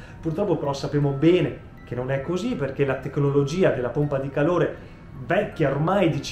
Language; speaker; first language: Italian; native; Italian